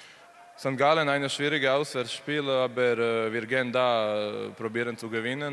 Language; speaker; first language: German; non-native, learner; Croatian